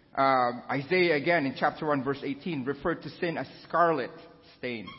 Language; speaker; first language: English; non-native, local second language; Filipino